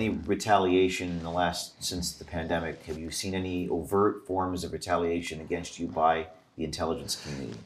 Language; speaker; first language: English; native; English